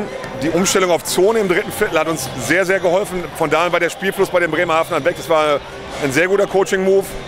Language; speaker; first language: German; native; German